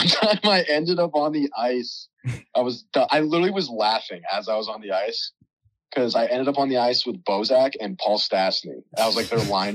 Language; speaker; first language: English; native; English